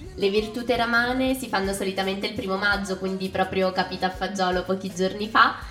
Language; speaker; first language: Italian; native; Italian